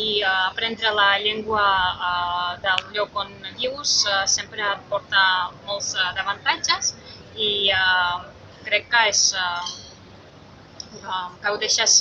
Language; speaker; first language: Catalan; non-native, fluent; Armenian